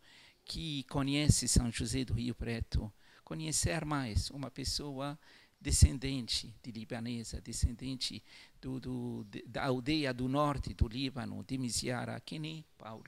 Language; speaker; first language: Portuguese; non-native, local second language; Arabic